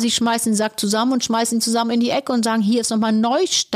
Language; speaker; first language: German; native; German